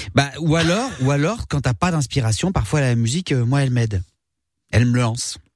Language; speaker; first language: French; native; French